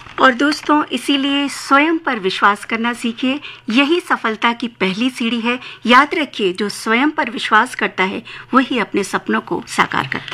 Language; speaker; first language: Hindi; native; Hindi